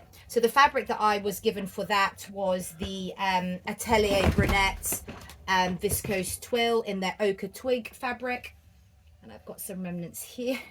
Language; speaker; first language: English; native; English